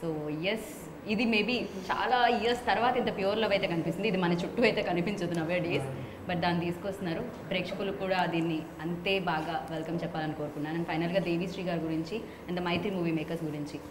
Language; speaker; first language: Telugu; native; Telugu